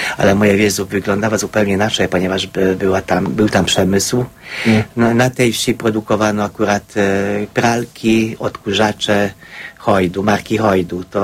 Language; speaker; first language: Polish; non-native, fluent; Hungarian